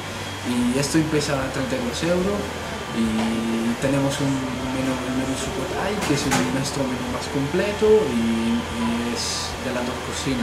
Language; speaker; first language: Spanish; non-native, fluent; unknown